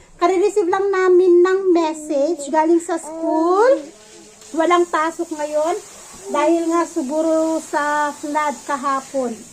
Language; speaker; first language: Filipino; native; Filipino